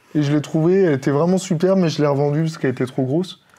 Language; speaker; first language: French; native; French